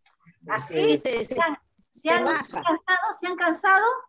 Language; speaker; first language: Spanish; native; Spanish